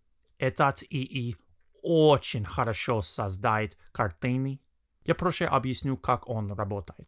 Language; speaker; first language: Russian; non-native, fluent; English